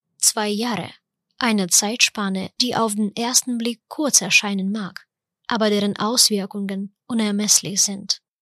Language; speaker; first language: German; non-native, fluent; Ukrainian